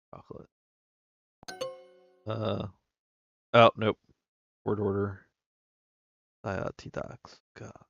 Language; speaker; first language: Indonesian; non-native, learner; English